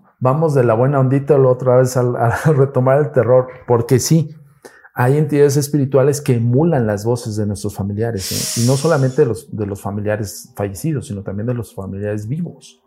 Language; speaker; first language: Spanish; native; Spanish